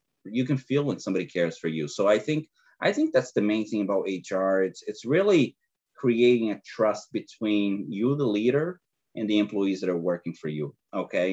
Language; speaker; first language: English; non-native, fluent; Portuguese